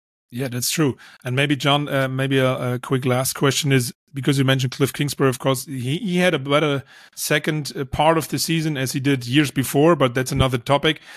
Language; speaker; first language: English; non-native, fluent; German